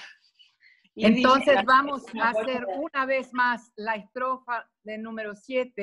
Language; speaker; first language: Spanish; non-native, fluent; Portuguese